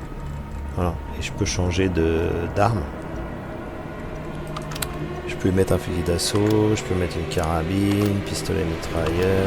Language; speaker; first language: French; native; French